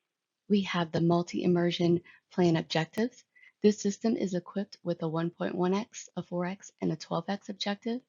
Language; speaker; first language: English; native; English